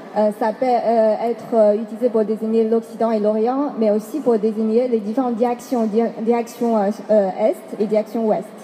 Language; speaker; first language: French; non-native, fluent; Chinese